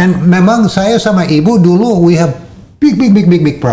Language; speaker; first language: Indonesian; non-native, learner; English